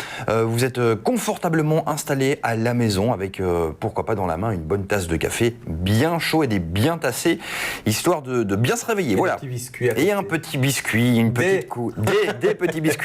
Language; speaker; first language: French; native; French